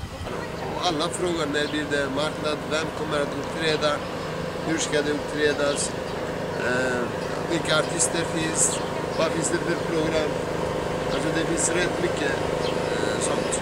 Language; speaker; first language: Swedish; non-native, fluent; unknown